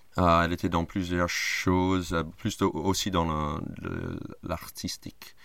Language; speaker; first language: French; non-native, fluent; English